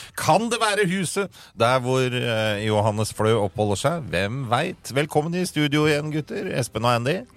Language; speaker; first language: Norwegian; native; Norwegian